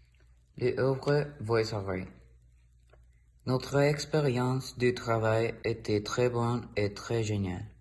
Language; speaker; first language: French; non-native, learner; Spanish